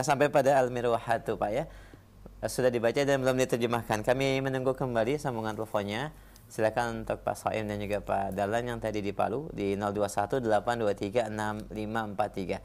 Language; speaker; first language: Indonesian; native; Indonesian